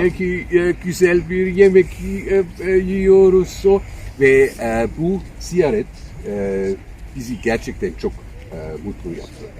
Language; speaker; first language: Turkish; non-native, learner; German